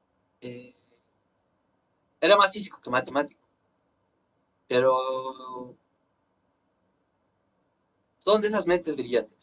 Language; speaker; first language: Spanish; native; Spanish